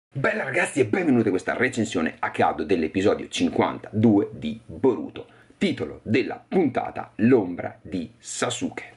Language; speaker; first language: Italian; native; Italian